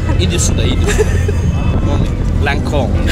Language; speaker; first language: Russian; non-native, learner; Turkish